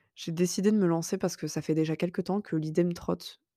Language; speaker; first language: French; native; French